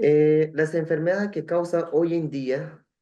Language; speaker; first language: Spanish; non-native, local second language; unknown